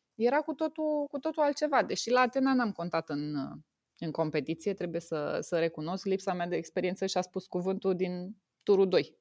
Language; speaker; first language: Romanian; native; Romanian